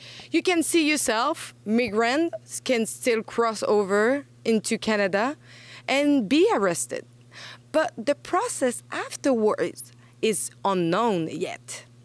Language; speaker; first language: English; non-native, fluent; French